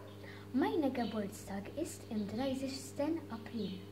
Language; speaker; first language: German; non-native, learner; Maltese